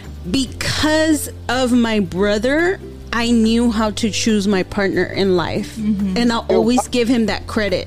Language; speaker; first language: English; early bilingual, other home language; Spanish